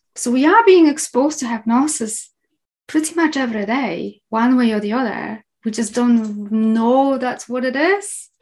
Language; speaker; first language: English; non-native, fluent; Polish